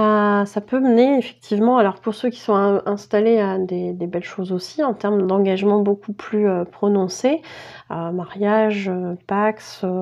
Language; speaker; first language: French; native; French